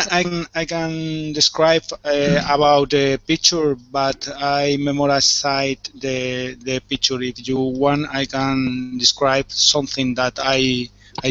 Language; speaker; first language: English; non-native, learner; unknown